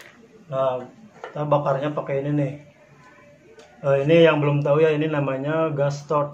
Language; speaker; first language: Indonesian; native; Indonesian